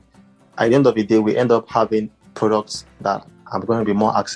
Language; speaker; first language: English; non-native, local second language; Hausa